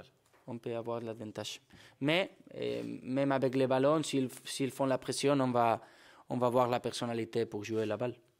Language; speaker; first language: French; non-native, fluent; Spanish